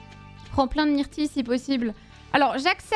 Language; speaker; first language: French; native; French